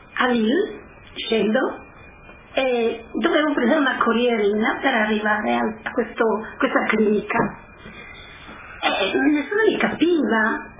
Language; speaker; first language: Italian; native; Italian